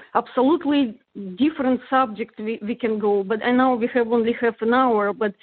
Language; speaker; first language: English; non-native, fluent; Russian